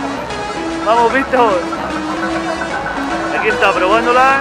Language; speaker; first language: Spanish; native; Spanish